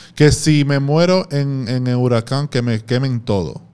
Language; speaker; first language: Spanish; early bilingual, heritage; Spanish